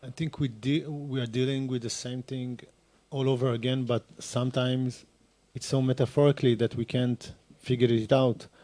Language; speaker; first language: English; non-native, fluent; Hebrew